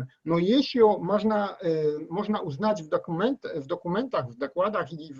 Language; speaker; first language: Russian; non-native, learner; Polish